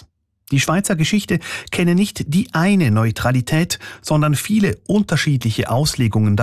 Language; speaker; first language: German; native; German